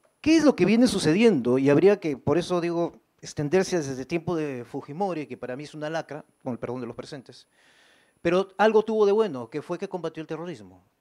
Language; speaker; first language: Spanish; native; Spanish